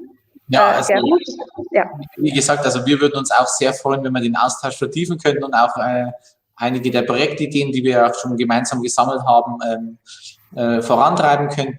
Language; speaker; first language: German; native; German